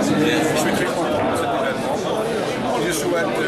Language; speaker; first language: French; non-native, local second language; Arabic